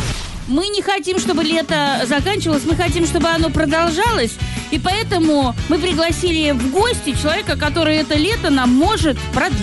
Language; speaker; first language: Russian; native; Russian